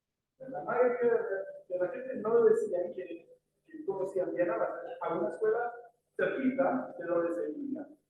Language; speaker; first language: Spanish; non-native, fluent; English